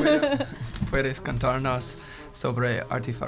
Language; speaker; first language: Spanish; non-native, learner; English